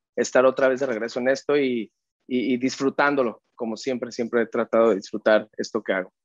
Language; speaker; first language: Spanish; native; Spanish